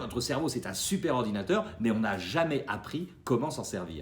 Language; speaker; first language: French; native; French